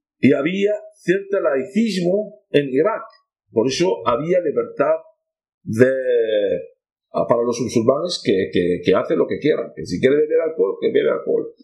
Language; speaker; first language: Spanish; non-native, fluent; Arabic